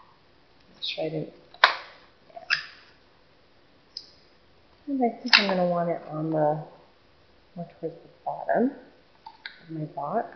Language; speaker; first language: English; native; English